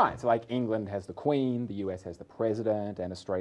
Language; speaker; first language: English; native; English